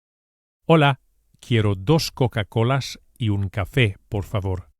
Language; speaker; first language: Spanish; non-native, fluent; English